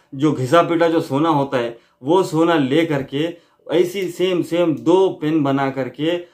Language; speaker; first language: Hindi; native; Hindi